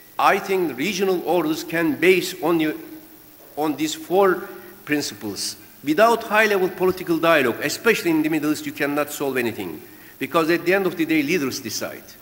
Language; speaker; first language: English; non-native, fluent; Turkish